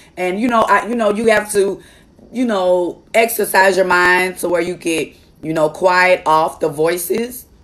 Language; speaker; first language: English; native; English